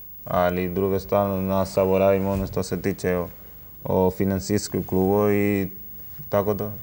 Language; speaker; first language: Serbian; non-native, learner; Spanish